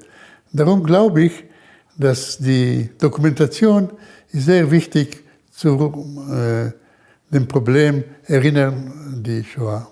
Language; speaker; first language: German; early bilingual, heritage; German